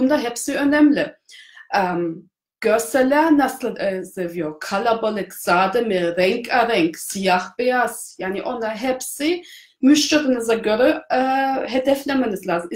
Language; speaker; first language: Turkish; non-native, fluent; German